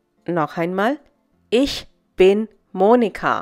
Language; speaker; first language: German; non-native, fluent; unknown